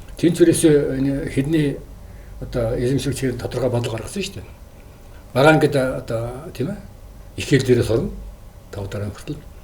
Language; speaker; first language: Mongolian; non-native, local second language; Kazakh